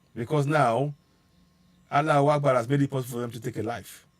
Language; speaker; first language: English; non-native, local second language; Yoruba